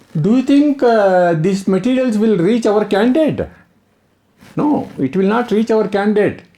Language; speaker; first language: English; non-native, local second language; Kannada